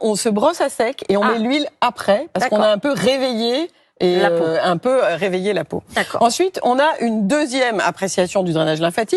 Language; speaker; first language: French; native; French